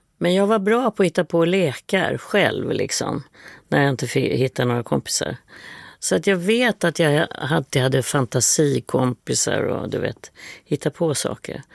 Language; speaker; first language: Swedish; native; Swedish